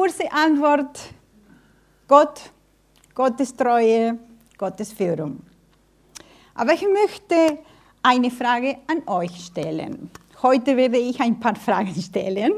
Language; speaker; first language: German; non-native, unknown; Spanish